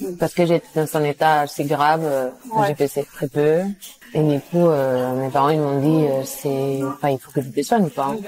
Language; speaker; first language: French; non-native, fluent; Spanish